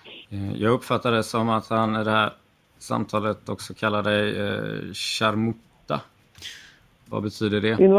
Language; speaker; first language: Swedish; native; Swedish